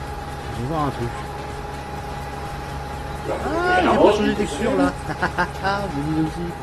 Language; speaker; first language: French; native; French